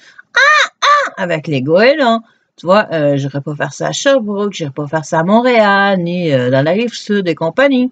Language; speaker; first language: French; native; French